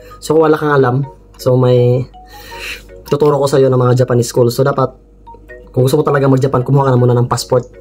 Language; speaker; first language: Filipino; non-native, local second language; Cebuano